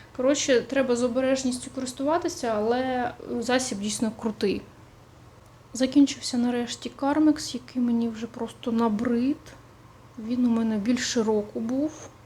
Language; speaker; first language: Ukrainian; non-native, local second language; Russian